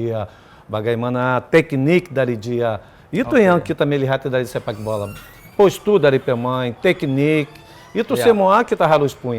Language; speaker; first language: Indonesian; non-native, fluent; Portuguese